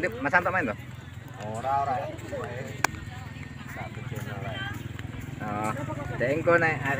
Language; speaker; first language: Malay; non-native, local second language; Javanese